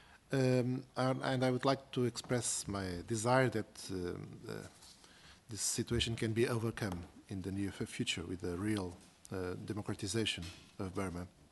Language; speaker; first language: English; non-native, fluent; Portuguese